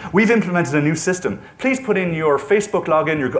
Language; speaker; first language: English; native; English